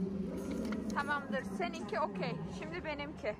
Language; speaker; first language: Turkish; early bilingual, heritage; Turkish